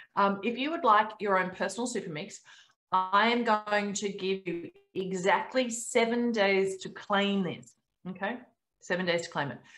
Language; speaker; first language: English; native; English